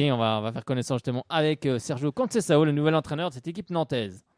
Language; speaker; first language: French; native; French